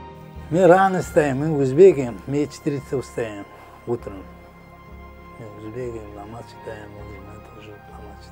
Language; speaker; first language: Russian; non-native, learner; Uzbek